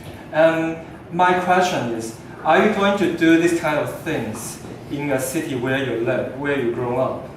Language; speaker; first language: English; non-native, fluent; Chinese